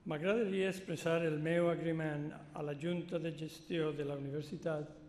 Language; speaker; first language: Catalan; non-native, local second language; Spanish